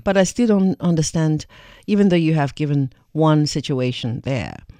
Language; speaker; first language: English; non-native, fluent; Chinese